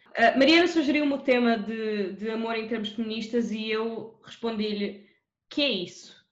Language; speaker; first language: Portuguese; early bilingual, other home language; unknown